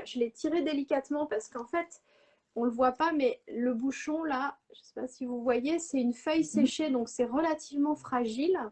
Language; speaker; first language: French; native; French